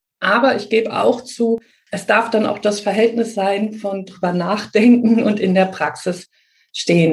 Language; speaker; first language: German; native; German